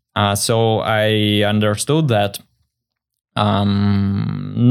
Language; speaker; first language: English; non-native, fluent; Russian